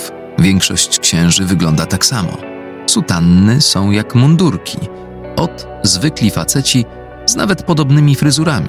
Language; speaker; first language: Polish; native; Polish